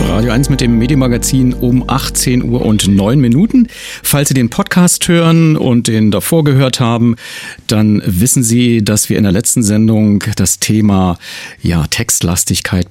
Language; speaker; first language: German; native; German